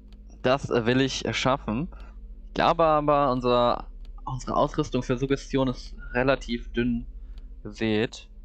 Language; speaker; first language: German; native; German